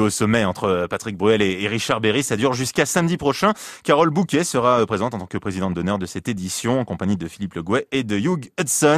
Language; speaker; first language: French; native; French